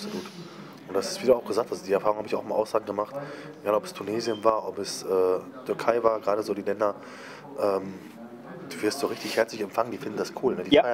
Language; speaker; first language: German; native; German